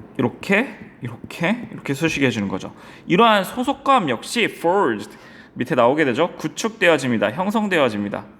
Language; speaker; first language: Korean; native; Korean